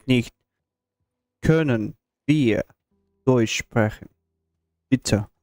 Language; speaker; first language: German; non-native, learner; Russian